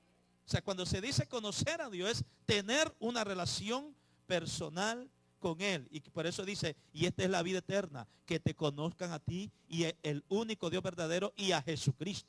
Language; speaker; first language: Spanish; native; Spanish